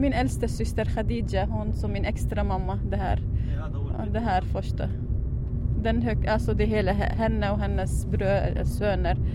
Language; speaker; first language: Swedish; non-native, fluent; Arabic